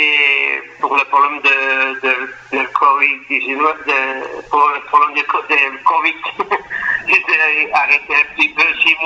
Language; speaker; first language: French; non-native, fluent; Spanish